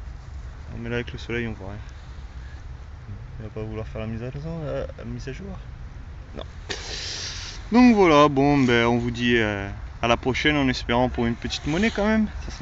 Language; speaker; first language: French; native; French